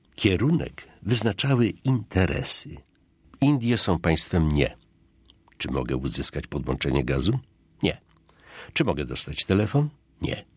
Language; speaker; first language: Polish; native; Polish